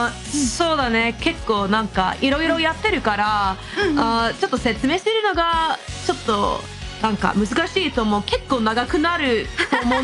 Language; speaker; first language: Japanese; non-native, fluent; English